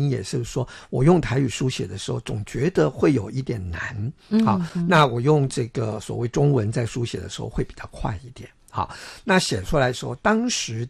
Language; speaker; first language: Chinese; non-native, local second language; Min Nan Chinese